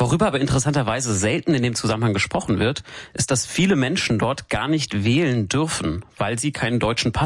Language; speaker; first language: German; native; German